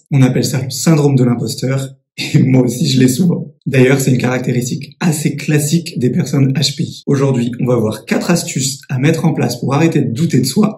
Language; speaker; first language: French; native; French